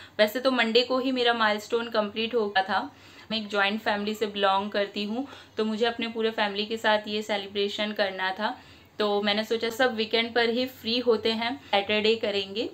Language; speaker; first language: Hindi; non-native, local second language; Bangla